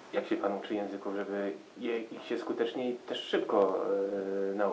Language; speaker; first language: Polish; native; Polish